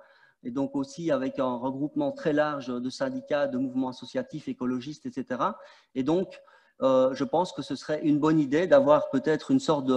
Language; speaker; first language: French; native; French